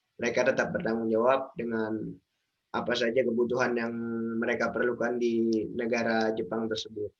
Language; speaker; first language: Indonesian; native; Indonesian